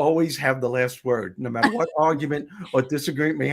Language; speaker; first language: English; native; English